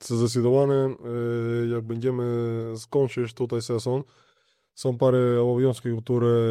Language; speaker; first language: Polish; non-native, learner; Spanish